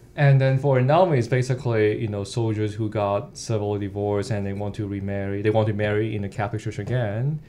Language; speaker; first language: English; non-native, local second language; Cantonese